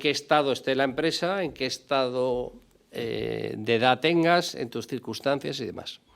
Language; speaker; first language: Spanish; native; Spanish